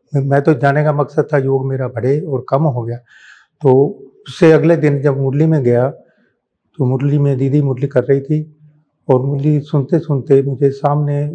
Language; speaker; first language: Hindi; native; Hindi